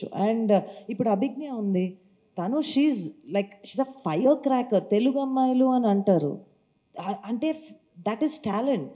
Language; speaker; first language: Telugu; native; Telugu